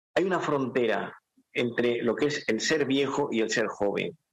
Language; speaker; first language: Spanish; native; Spanish